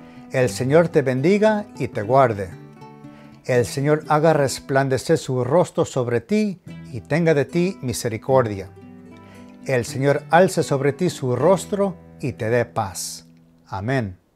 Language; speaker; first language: Spanish; early bilingual, heritage; Spanish